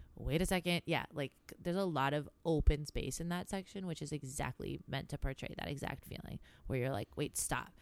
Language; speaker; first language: English; early bilingual, other home language; Greek